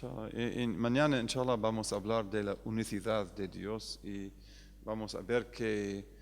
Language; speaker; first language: Spanish; non-native, fluent; English